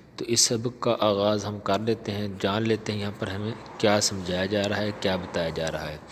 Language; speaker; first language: Urdu; non-native, local second language; Punjabi